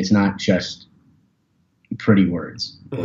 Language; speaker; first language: English; native; English